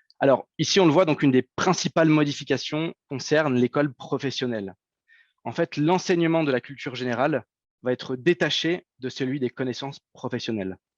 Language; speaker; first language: French; native; French